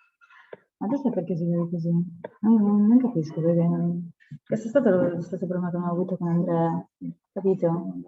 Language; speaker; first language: Italian; non-native, fluent; Spanish